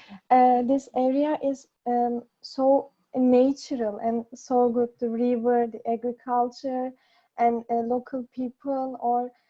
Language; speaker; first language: English; non-native, learner; Japanese